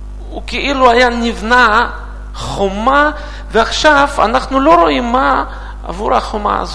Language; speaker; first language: Hebrew; non-native, fluent; Russian